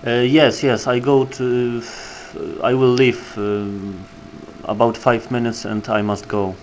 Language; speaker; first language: English; non-native, learner; Polish